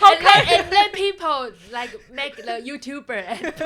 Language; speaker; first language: English; non-native, learner; Chinese